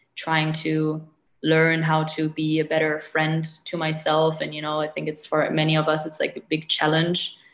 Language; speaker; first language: English; non-native, fluent; German